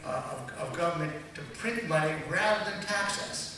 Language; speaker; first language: English; native; English